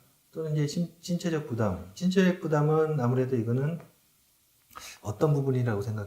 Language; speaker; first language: Korean; native; Korean